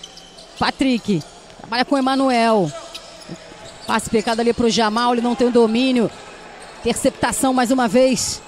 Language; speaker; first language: Portuguese; native; Portuguese